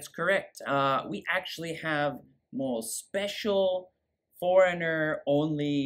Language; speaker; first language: English; native; English